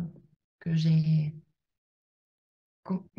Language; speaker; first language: French; non-native, learner; Russian